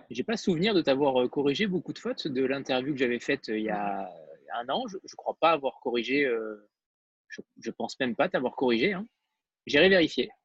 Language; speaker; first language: French; native; French